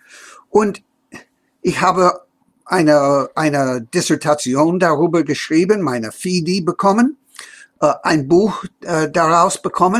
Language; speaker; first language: German; non-native, fluent; English